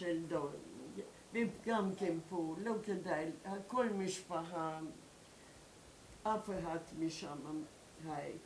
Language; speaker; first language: Hebrew; non-native, learner; German